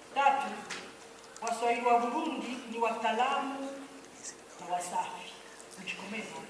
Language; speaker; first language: Swahili; non-native, local second language; Rundi